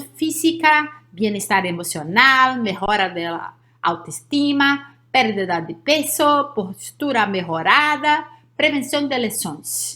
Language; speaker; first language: Spanish; non-native, learner; Portuguese